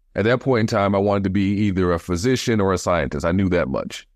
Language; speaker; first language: English; native; English